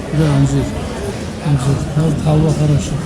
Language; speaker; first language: Russian; non-native, local second language; Uzbek